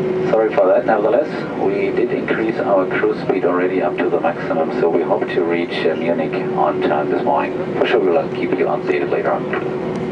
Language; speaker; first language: English; non-native, fluent; German